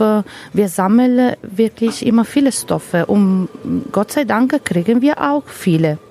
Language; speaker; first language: German; non-native, learner; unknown